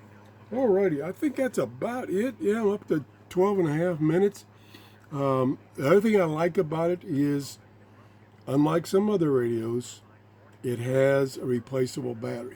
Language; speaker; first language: English; native; English